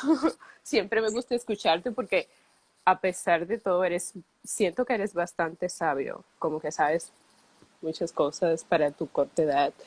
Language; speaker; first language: Spanish; early bilingual, heritage; Spanish